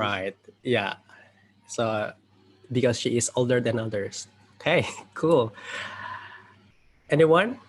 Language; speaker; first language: English; non-native, fluent; Indonesian